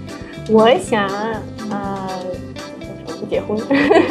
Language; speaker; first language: Chinese; non-native, fluent; Russian